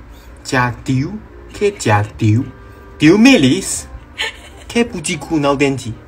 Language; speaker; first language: Portuguese; non-native, learner; Chinese